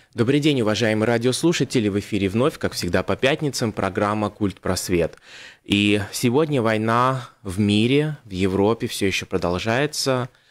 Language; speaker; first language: Russian; native; Russian